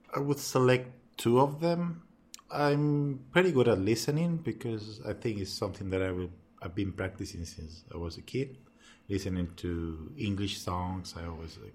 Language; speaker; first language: English; non-native, fluent; Spanish